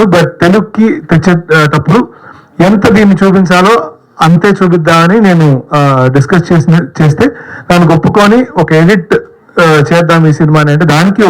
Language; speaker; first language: Telugu; native; Telugu